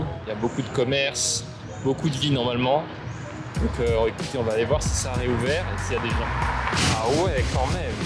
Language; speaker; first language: French; native; French